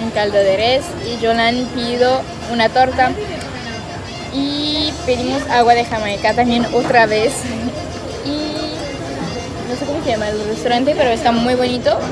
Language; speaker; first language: Spanish; non-native, learner; French